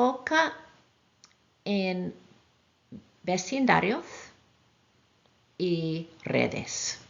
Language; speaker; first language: Spanish; non-native, fluent; English